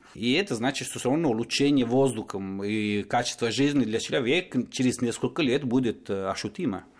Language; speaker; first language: Russian; non-native, fluent; Italian